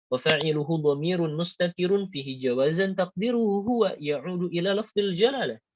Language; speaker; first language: Arabic; non-native, fluent; Indonesian